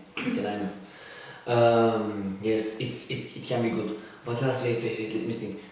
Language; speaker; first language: English; non-native, learner; Turkish